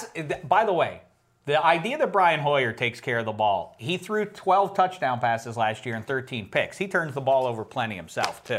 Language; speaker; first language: English; native; English